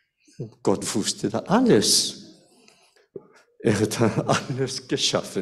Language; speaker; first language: German; non-native, fluent; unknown